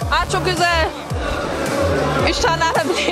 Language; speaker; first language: Turkish; non-native, learner; German